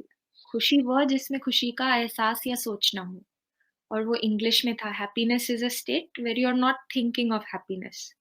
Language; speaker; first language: Hindi; native; Hindi